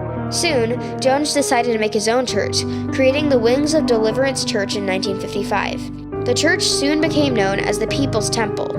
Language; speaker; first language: English; native; English